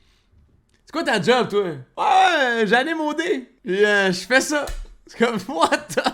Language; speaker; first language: French; native; French